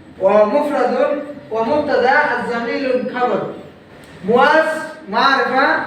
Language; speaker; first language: Arabic; non-native, fluent; Bangla